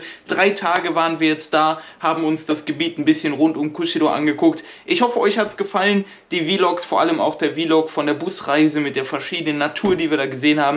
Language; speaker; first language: German; native; German